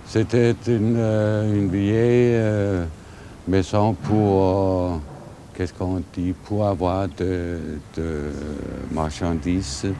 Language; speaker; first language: French; non-native, fluent; Danish